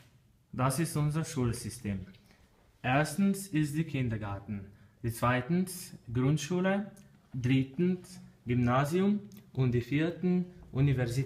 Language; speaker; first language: German; non-native, learner; Slovenian